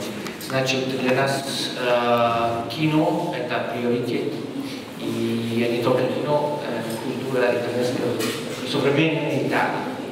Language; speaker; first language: Russian; non-native, fluent; Italian